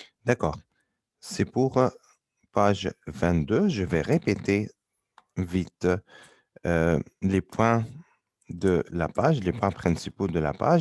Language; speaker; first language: French; non-native, fluent; Arabic